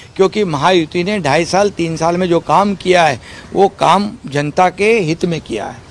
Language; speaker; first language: Hindi; non-native, local second language; Marathi